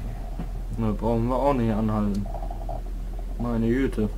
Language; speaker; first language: German; native; German